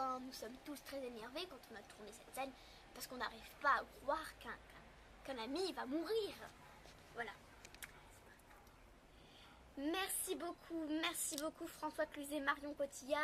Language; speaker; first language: French; native; French